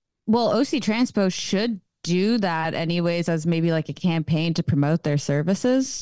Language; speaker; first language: English; native; English